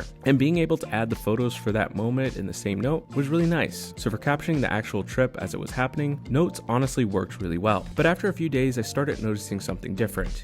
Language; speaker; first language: English; native; English